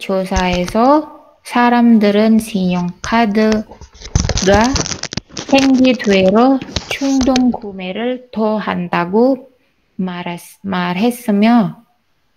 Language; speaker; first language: Korean; non-native, learner; Indonesian